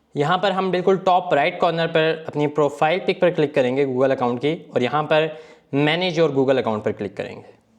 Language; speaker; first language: Urdu; native; Urdu